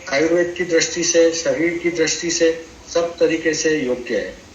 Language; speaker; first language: Hindi; non-native, local second language; Gujarati